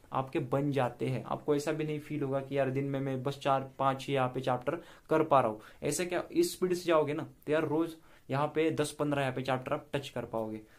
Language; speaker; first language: Hindi; non-native, local second language; Marathi